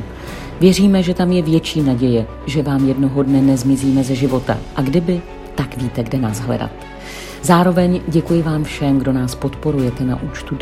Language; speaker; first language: Czech; native; Czech